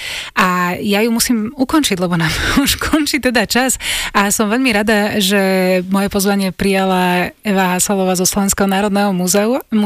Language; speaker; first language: Slovak; native; Slovak